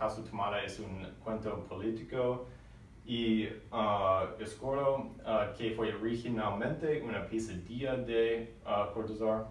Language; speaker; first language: Spanish; non-native, learner; English